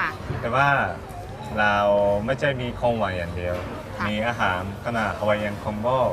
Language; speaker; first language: Thai; non-native, learner; Japanese